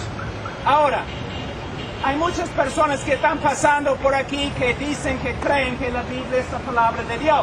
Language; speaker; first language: Spanish; non-native, fluent; English